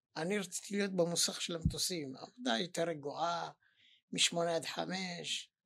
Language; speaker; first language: Hebrew; native; Hebrew